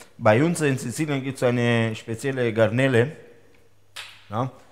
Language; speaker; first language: German; non-native, learner; Italian